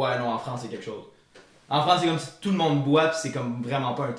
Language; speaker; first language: French; native; French